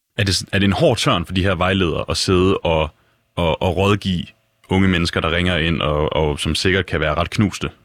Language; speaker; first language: Danish; native; Danish